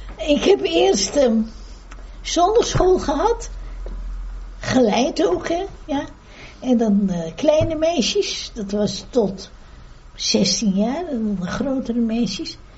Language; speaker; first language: Dutch; native; Dutch